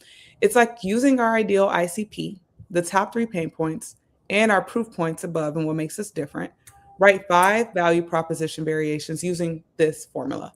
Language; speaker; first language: English; native; English